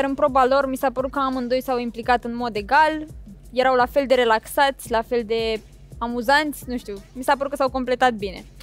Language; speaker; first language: Romanian; native; Romanian